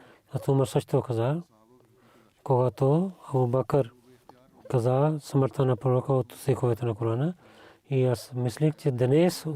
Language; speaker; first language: Bulgarian; non-native, learner; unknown